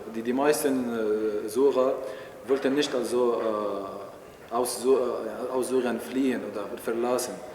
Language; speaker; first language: German; non-native, fluent; Arabic